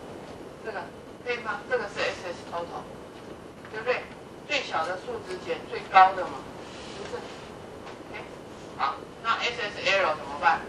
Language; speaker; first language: Chinese; native; Chinese